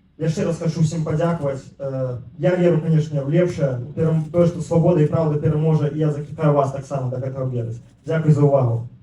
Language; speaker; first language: Belarusian; non-native, local second language; Russian